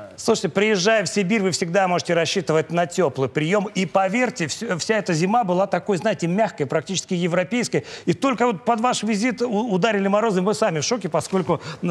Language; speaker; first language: Russian; native; Russian